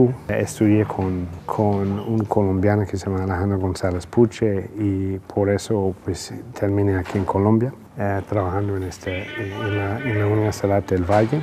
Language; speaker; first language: Spanish; non-native, fluent; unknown